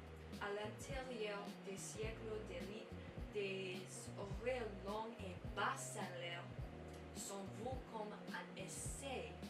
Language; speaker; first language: French; non-native, learner; English